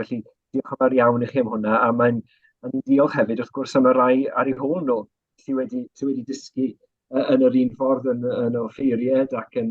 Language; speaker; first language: Welsh; native; Welsh